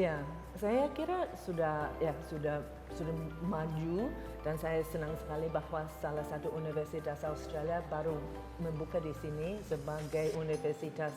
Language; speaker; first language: Indonesian; non-native, fluent; English